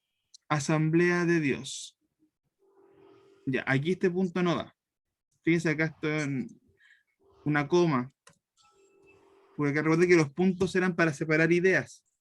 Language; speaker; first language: Spanish; native; Spanish